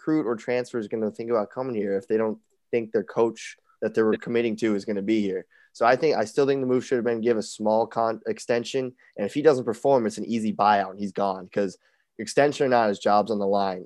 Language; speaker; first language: English; native; English